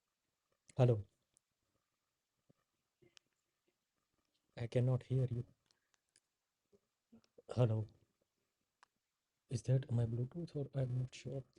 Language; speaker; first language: English; non-native, fluent; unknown